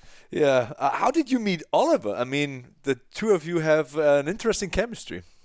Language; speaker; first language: English; non-native, fluent; German